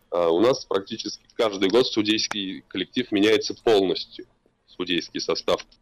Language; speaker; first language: Russian; non-native, local second language; Tatar